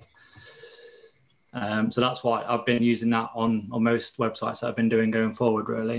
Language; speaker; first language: English; native; English